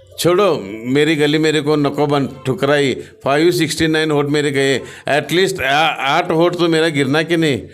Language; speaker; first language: Hindi; non-native, local second language; Marathi